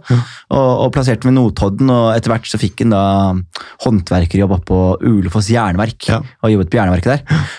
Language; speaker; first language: Norwegian; early bilingual, other home language; Somali